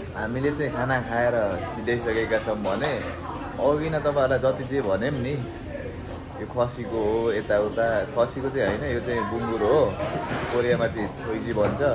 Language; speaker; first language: Nepali; native; Nepali